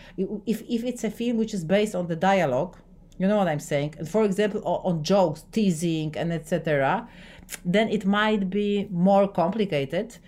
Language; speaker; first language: English; non-native, fluent; Polish